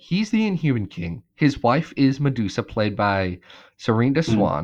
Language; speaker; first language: English; native; English